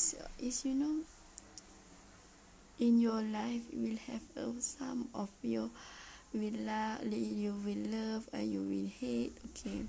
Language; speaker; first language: English; non-native, learner; Malay